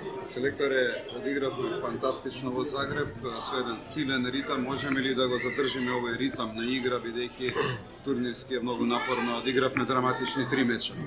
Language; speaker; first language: Macedonian; native; Macedonian